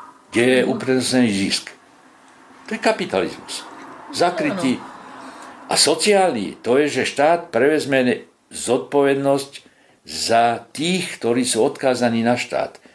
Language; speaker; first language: Slovak; non-native, local second language; Hungarian